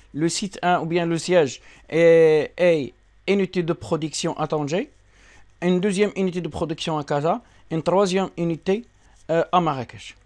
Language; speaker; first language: French; non-native, local second language; Arabic